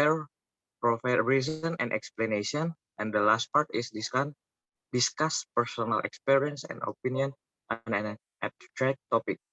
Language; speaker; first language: English; non-native, learner; Indonesian